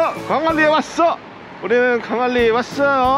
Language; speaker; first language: Korean; native; Korean